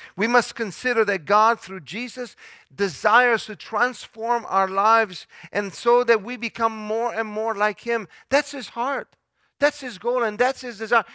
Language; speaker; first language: English; early bilingual, other home language; Italian